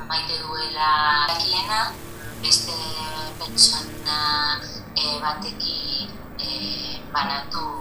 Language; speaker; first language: Basque; non-native, learner; Spanish